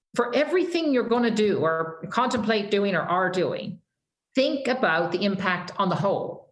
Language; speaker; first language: English; native; English